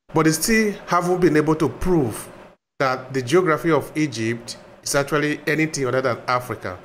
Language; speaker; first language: English; non-native, local second language; Bini